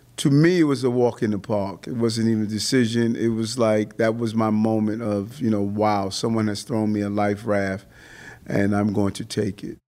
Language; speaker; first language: English; native; English